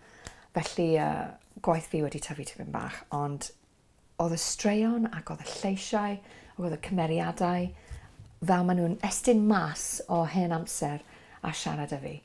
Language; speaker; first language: Welsh; non-native, local second language; English